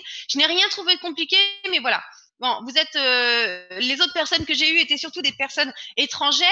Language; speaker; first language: French; native; French